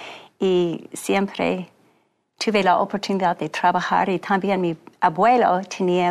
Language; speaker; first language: Spanish; non-native, fluent; English